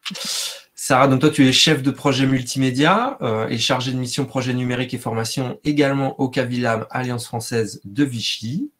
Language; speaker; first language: French; native; French